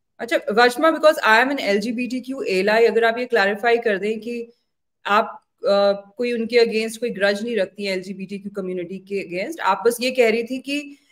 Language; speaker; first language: Hindi; native; Hindi